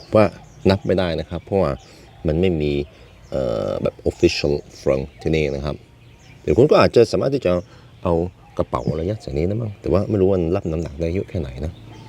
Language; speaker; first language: Thai; non-native, fluent; Norwegian